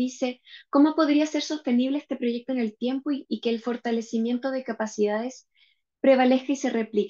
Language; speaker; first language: Spanish; native; Spanish